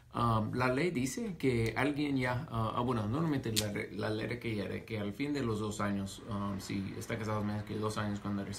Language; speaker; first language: Spanish; non-native, fluent; English